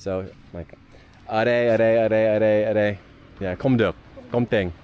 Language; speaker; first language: Vietnamese; non-native, learner; English